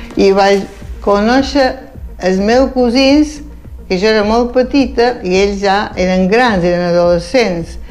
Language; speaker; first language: Catalan; early bilingual, heritage; Catalan